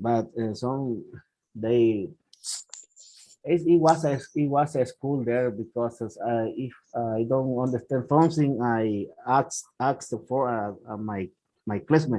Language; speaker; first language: English; non-native, learner; Spanish